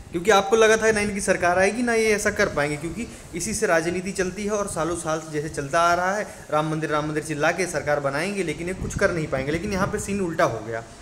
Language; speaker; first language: Hindi; native; Hindi